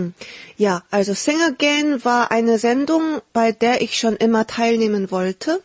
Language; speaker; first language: German; early bilingual, heritage; Korean